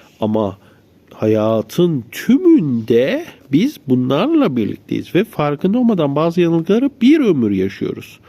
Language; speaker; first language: Turkish; native; Turkish